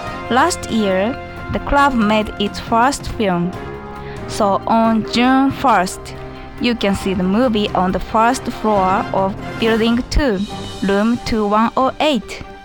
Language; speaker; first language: English; non-native, fluent; Japanese